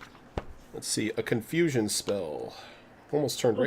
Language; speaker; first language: English; native; English